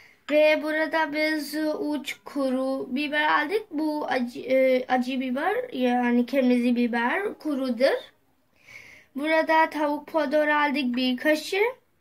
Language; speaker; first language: Turkish; non-native, learner; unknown